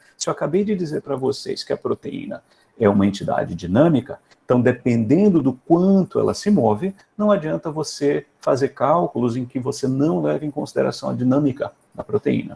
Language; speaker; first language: Portuguese; native; Portuguese